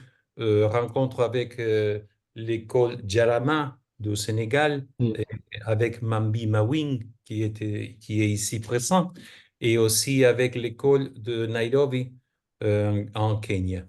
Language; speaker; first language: French; non-native, fluent; Spanish